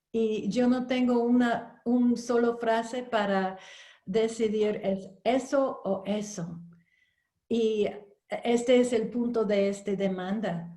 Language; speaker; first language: Spanish; non-native, learner; English